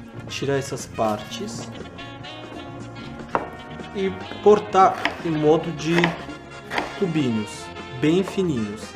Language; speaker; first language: Portuguese; non-native, fluent; Armenian